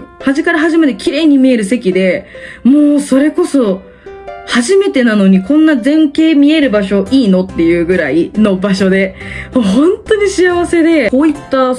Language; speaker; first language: Japanese; native; Japanese